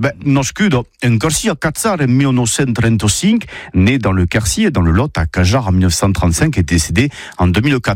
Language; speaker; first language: French; native; French